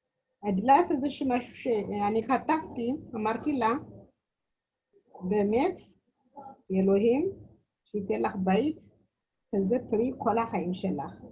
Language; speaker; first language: Hebrew; non-native, learner; Amharic